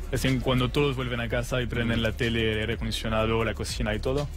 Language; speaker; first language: Spanish; non-native, fluent; French